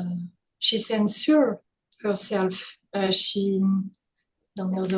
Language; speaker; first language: English; non-native, learner; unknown